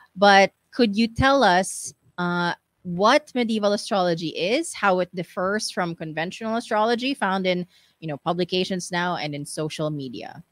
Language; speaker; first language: English; non-native, local second language; Filipino